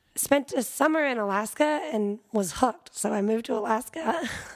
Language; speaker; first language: English; native; English